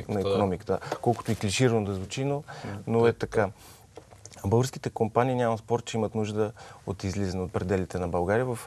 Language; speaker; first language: Bulgarian; native; Bulgarian